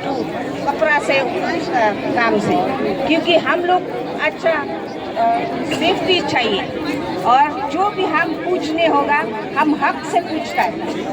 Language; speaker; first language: Hindi; non-native, local second language; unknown